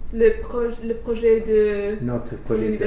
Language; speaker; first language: French; non-native, learner; English